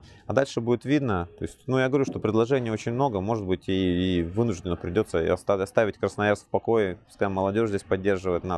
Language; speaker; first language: Russian; native; Russian